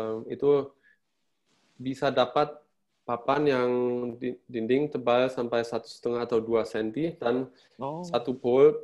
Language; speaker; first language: Indonesian; non-native, fluent; German